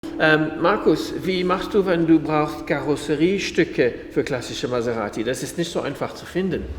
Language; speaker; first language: German; non-native, fluent; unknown